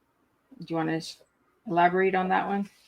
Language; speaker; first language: English; native; English